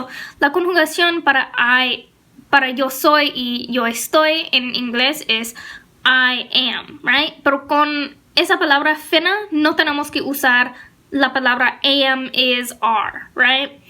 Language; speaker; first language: Spanish; non-native, fluent; English